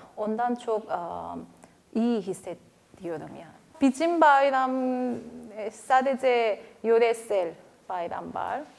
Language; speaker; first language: Turkish; non-native, learner; Korean